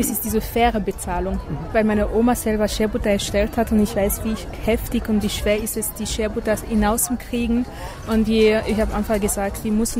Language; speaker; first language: German; non-native, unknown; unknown